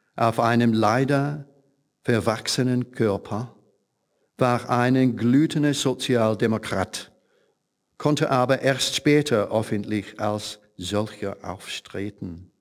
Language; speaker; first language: German; non-native, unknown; English